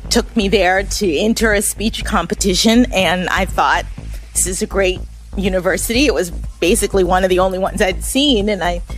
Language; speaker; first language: English; native; English